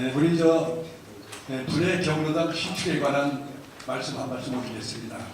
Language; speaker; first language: Korean; native; Korean